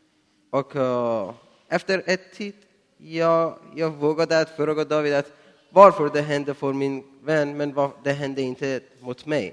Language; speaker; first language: Swedish; non-native, learner; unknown